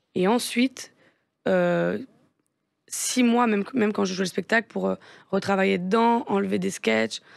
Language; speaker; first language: French; native; French